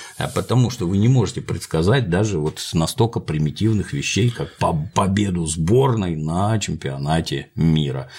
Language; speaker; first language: Russian; native; Russian